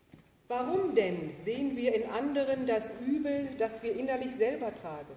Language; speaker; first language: German; native; German